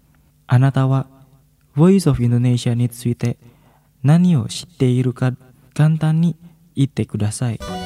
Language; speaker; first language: Japanese; non-native, fluent; Indonesian